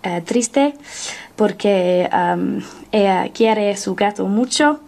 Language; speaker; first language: Spanish; non-native, learner; English